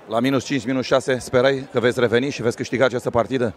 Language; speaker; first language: Romanian; native; Romanian